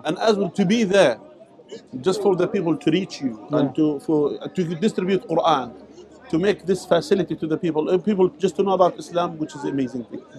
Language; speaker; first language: English; non-native, fluent; Arabic